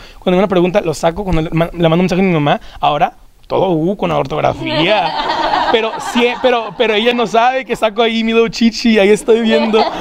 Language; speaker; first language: Spanish; early bilingual, heritage; Spanish